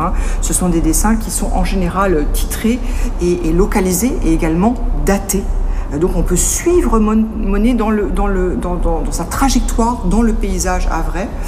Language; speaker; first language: French; native; French